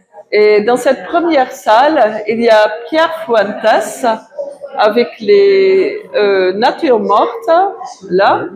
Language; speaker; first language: French; non-native, fluent; Dutch